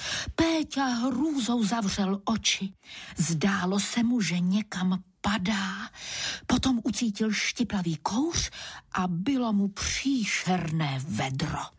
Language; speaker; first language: Czech; native; Czech